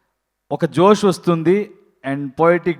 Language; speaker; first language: Telugu; non-native, learner; Kannada